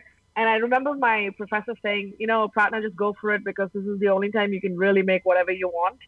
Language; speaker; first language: English; non-native, local second language; Tamil